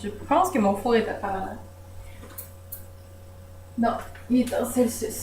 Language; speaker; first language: French; native; French